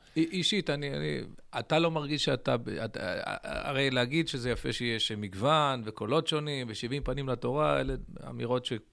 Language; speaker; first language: Hebrew; early bilingual, other home language; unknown